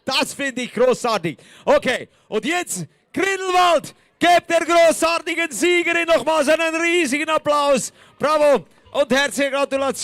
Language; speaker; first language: German; native; German